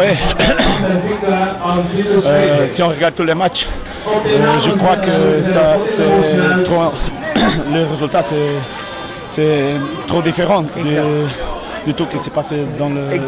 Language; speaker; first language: French; non-native, fluent; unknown